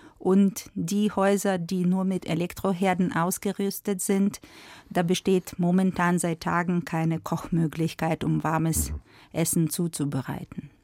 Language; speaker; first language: German; non-native, fluent; Russian